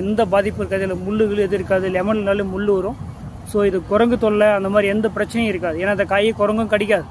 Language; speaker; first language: Tamil; native; Tamil